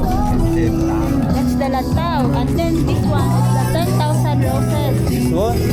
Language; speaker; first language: English; non-native, learner; Korean